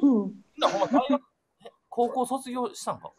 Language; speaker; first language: Japanese; native; Japanese